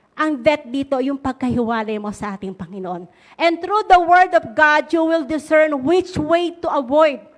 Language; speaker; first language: Filipino; native; Filipino